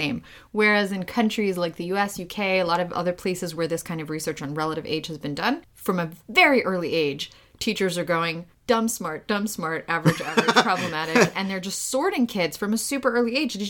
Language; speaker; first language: English; early bilingual, other home language; Russian